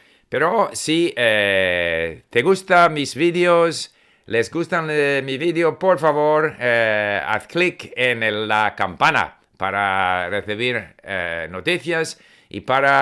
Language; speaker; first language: Spanish; non-native, fluent; English